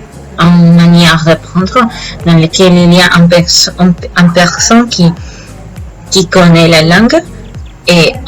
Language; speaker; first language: French; non-native, learner; Spanish